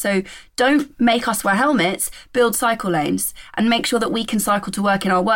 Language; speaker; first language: English; native; English